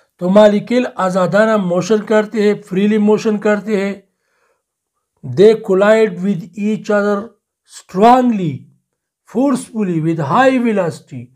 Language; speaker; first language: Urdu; non-native, local second language; Pashto